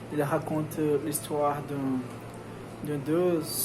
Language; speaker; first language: French; non-native, learner; Portuguese